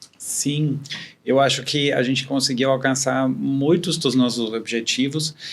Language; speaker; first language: Portuguese; non-native, fluent; German